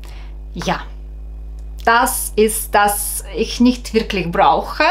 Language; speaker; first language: German; non-native, fluent; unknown